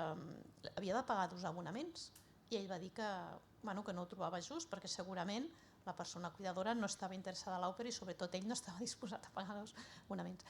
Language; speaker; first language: Catalan; native; Catalan